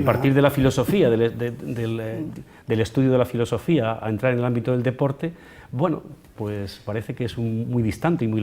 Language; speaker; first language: Spanish; native; Spanish